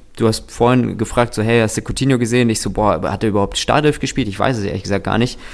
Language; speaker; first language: German; early bilingual, other home language; Russian